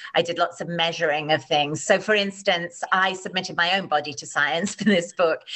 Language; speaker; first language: English; native; English